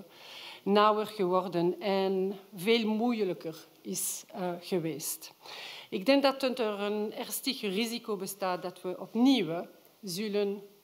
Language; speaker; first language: Dutch; non-native, local second language; French